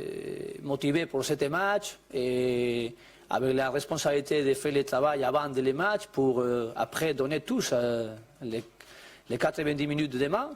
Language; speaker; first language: French; non-native, learner; Spanish